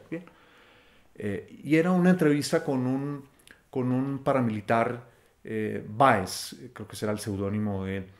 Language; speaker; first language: Spanish; native; Spanish